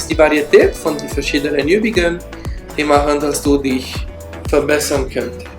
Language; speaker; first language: German; non-native, learner; French